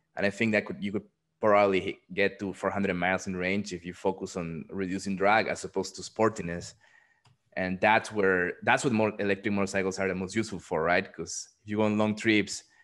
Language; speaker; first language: English; non-native, fluent; Spanish